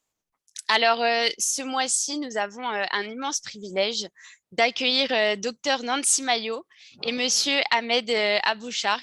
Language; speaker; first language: French; native; French